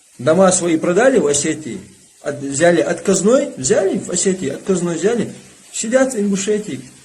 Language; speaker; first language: Russian; non-native, local second language; Ingush